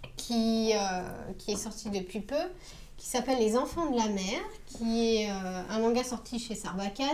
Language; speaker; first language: French; native; French